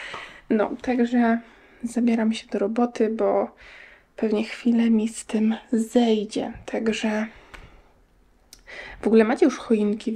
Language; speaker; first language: Polish; native; Polish